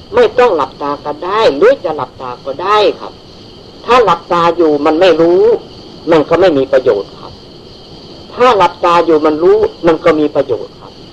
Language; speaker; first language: Thai; native; Thai